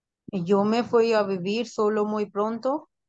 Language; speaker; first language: Spanish; non-native, learner; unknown